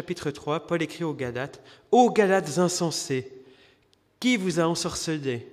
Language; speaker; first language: French; native; French